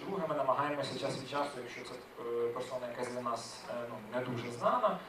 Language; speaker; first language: Ukrainian; native; Ukrainian